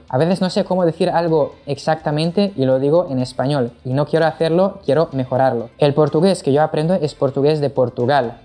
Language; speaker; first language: Spanish; non-native, fluent; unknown